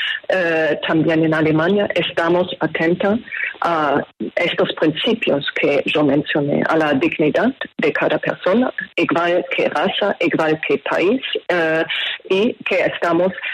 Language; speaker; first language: Spanish; non-native, fluent; German